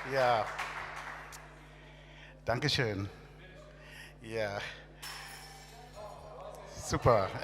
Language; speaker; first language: German; non-native, learner; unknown